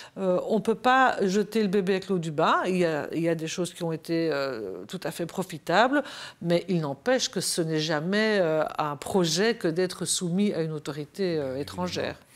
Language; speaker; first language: French; native; French